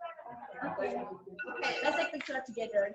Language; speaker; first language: English; non-native, learner; Indonesian